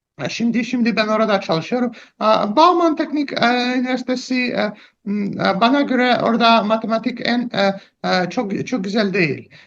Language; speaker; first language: Turkish; non-native, learner; Russian